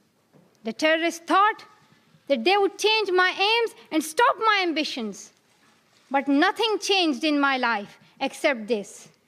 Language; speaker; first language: English; non-native, local second language; Pashto